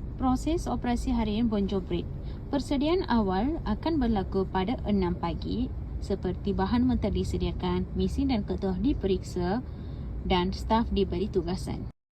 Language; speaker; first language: Malay; non-native, local second language; Tamil